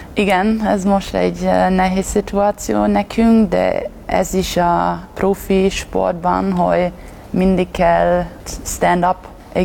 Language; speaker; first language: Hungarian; non-native, learner; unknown